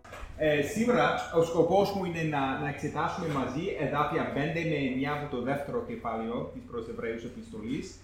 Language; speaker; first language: Greek; non-native, fluent; English